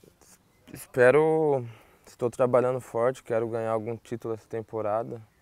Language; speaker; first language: Portuguese; native; Portuguese